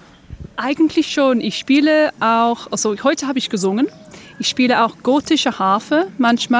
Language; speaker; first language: German; non-native, fluent; English